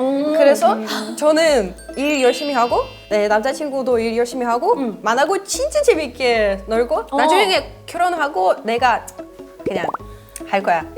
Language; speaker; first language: Korean; non-native, learner; Russian